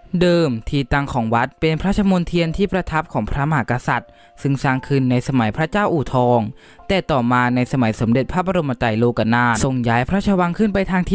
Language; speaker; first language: Thai; native; Thai